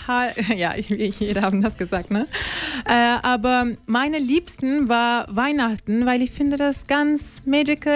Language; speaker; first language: German; non-native, learner; Turkish